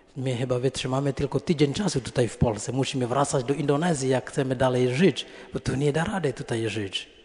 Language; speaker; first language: Polish; non-native, fluent; Indonesian